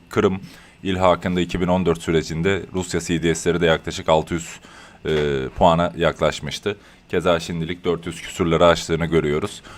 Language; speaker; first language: Turkish; native; Turkish